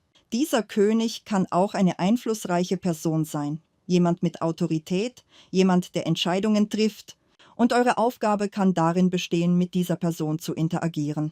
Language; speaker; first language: German; native; German